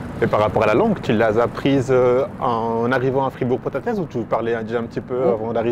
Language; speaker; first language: French; native; French